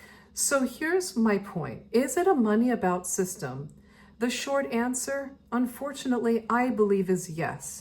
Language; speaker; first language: English; native; English